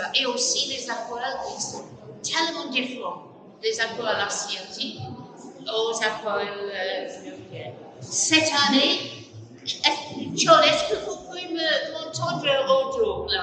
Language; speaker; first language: French; non-native, fluent; English